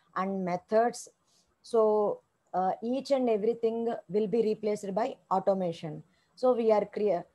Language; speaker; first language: English; non-native, local second language; Telugu